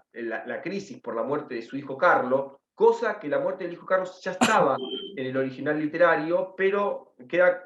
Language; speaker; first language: Spanish; native; Spanish